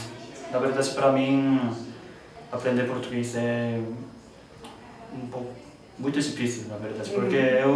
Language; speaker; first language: Portuguese; non-native, learner; Korean